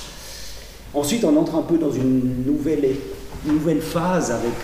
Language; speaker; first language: French; native; French